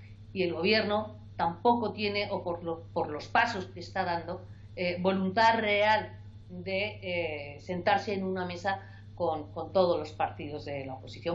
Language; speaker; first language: Spanish; native; Spanish